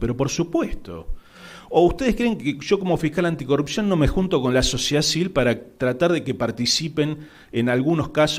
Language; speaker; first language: Spanish; native; Spanish